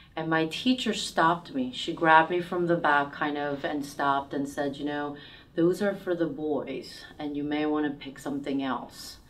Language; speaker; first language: English; early bilingual, other home language; Korean